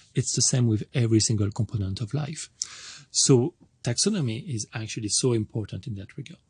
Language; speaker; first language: English; non-native, fluent; French